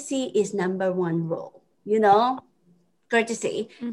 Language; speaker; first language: English; non-native, local second language; Filipino